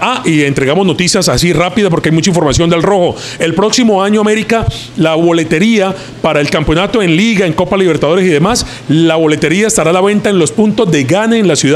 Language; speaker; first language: Spanish; native; Spanish